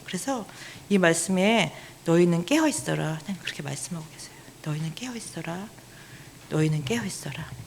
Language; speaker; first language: Korean; native; Korean